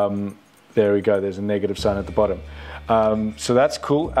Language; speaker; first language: English; native; English